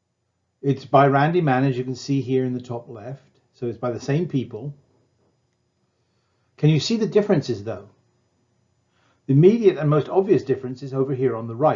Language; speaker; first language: English; native; English